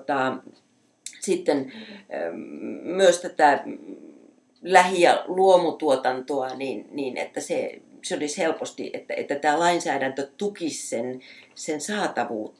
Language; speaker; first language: Finnish; native; Finnish